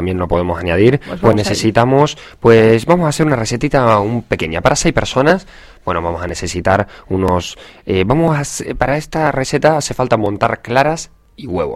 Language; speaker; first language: Spanish; native; Spanish